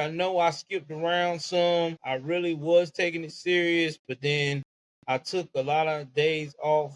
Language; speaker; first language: English; native; English